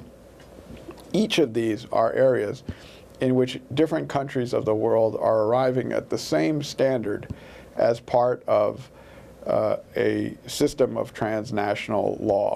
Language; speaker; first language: English; native; English